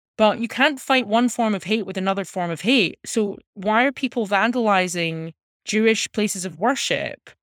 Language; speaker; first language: English; native; English